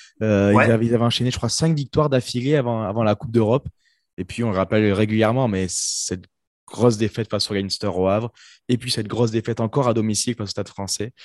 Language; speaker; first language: French; native; French